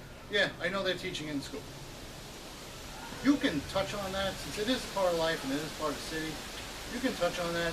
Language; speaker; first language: English; native; English